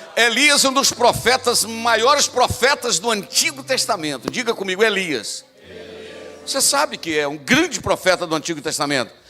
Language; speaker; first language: Portuguese; native; Portuguese